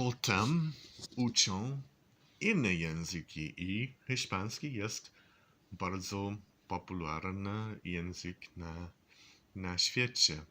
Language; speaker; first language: Polish; non-native, learner; English